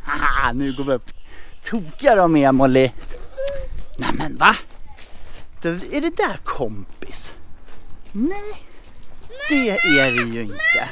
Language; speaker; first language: Swedish; native; Swedish